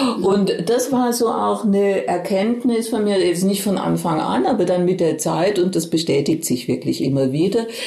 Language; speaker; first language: German; native; German